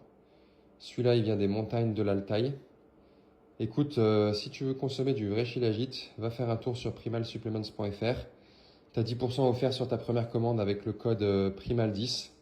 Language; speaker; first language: French; native; French